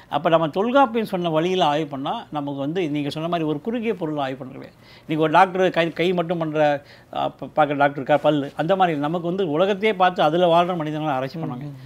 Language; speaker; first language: Tamil; native; Tamil